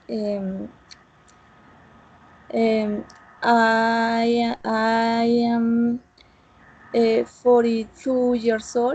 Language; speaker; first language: English; non-native, learner; Spanish